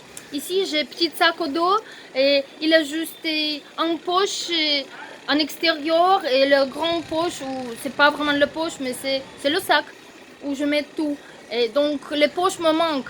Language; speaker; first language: French; non-native, fluent; Russian